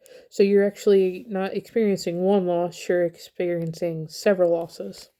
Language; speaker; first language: English; native; English